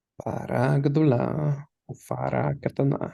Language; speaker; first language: Hebrew; non-native, fluent; English